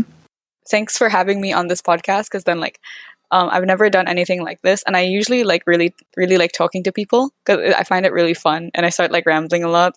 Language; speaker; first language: English; non-native, local second language; Cebuano